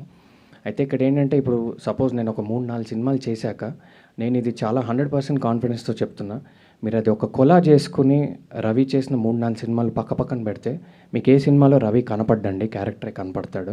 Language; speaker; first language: Telugu; native; Telugu